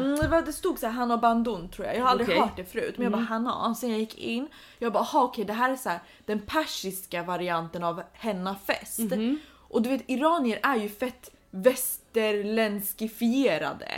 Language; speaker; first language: Swedish; native; Swedish